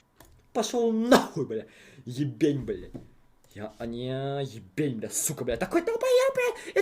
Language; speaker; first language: Russian; non-native, local second language; Kazakh